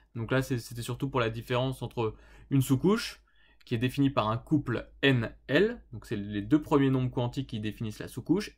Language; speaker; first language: French; native; French